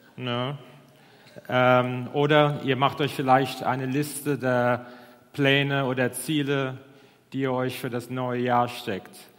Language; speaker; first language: German; non-native, fluent; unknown